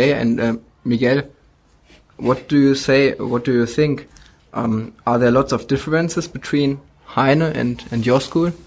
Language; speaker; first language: English; non-native, fluent; German